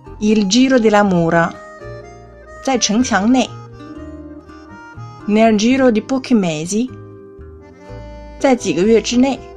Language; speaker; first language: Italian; non-native, fluent; Chinese